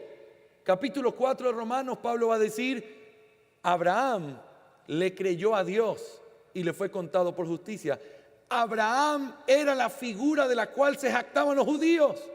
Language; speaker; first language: Spanish; native; Spanish